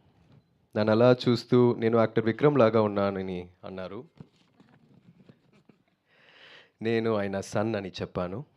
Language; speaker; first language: Telugu; non-native, learner; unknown